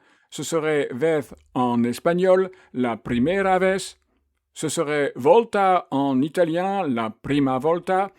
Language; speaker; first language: French; native; French